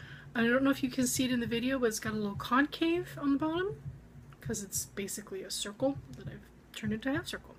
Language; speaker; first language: English; native; English